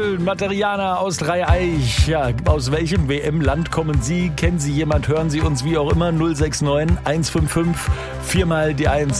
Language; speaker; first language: German; native; German